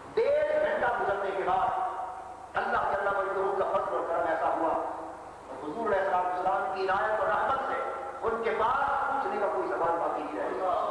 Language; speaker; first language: Urdu; non-native, local second language; Punjabi